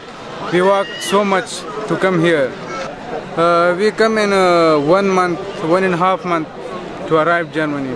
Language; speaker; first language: English; non-native, learner; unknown